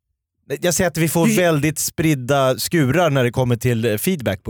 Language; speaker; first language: Swedish; native; Swedish